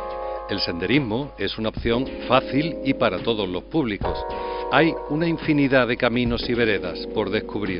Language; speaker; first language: Spanish; native; Spanish